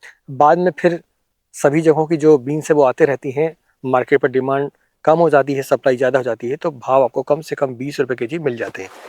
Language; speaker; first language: Hindi; native; Hindi